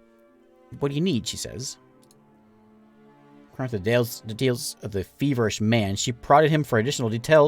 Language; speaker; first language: English; native; English